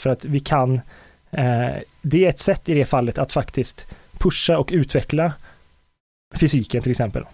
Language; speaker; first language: Swedish; native; Swedish